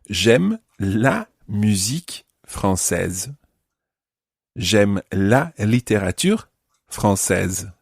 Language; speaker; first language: French; non-native, fluent; English